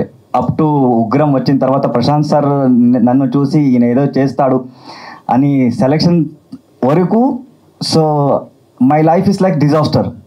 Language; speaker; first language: Telugu; non-native, learner; Kannada